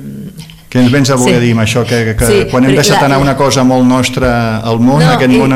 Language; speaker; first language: Catalan; native; Catalan